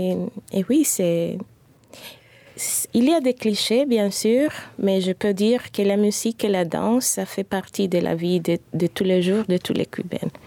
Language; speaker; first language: French; non-native, fluent; Spanish